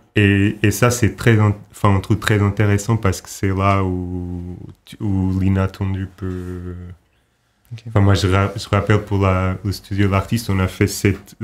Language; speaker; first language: French; non-native, fluent; Portuguese